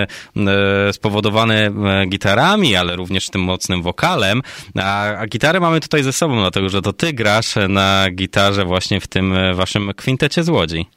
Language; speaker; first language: Polish; native; Polish